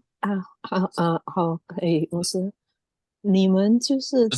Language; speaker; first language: Chinese; non-native, learner; Indonesian